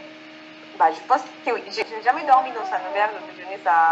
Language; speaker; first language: French; non-native, fluent; Spanish